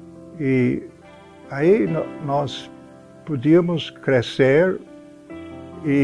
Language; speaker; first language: Portuguese; non-native, fluent; English